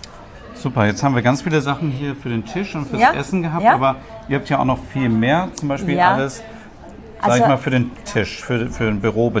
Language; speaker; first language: German; native; German